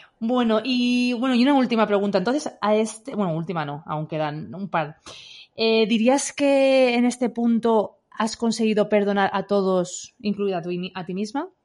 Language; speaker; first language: Spanish; native; Spanish